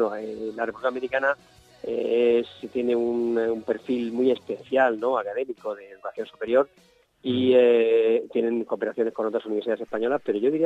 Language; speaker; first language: Spanish; native; Spanish